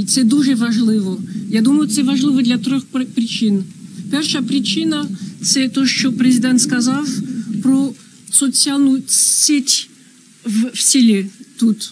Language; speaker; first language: Ukrainian; non-native, fluent; French